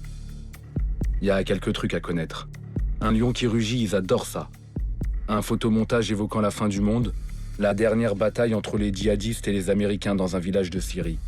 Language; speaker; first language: French; native; French